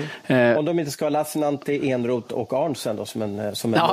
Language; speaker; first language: Swedish; native; Swedish